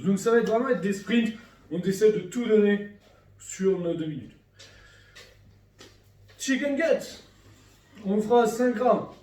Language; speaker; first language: French; native; French